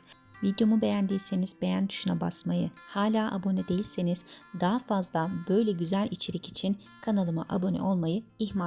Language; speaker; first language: Turkish; native; Turkish